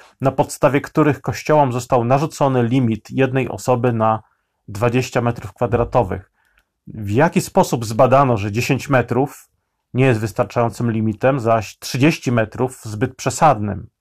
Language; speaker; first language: Polish; native; Polish